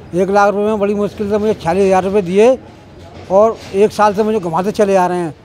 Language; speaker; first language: Hindi; native; Hindi